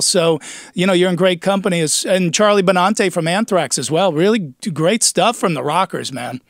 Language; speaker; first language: English; native; English